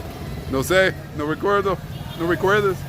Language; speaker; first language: Spanish; non-native, learner; English